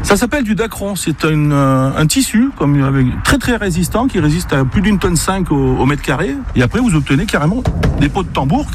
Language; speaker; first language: French; native; French